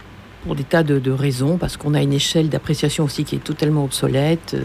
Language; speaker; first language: French; native; French